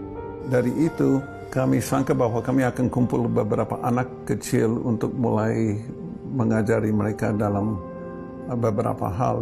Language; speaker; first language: Indonesian; non-native, fluent; English